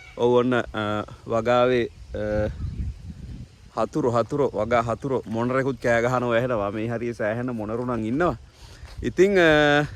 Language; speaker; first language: Sinhala; native; Sinhala